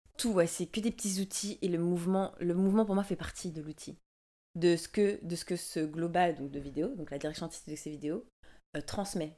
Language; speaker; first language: French; native; French